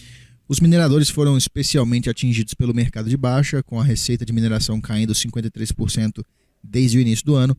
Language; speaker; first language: Portuguese; native; Portuguese